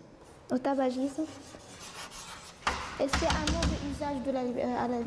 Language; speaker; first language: French; non-native, learner; Arabic